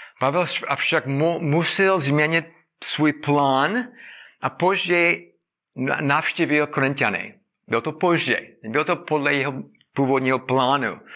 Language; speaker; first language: Czech; non-native, fluent; English